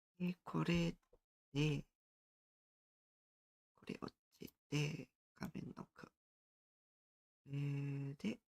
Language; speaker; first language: Japanese; non-native, learner; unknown